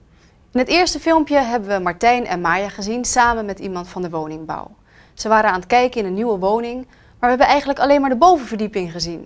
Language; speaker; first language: Dutch; native; Dutch